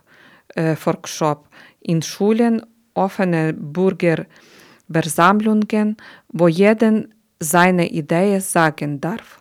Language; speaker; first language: German; non-native, learner; Ukrainian